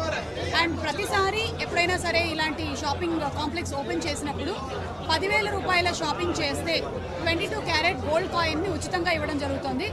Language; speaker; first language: Telugu; native; Telugu